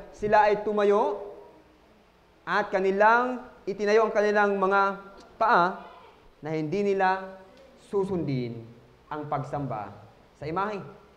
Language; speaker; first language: Filipino; non-native, local second language; Cebuano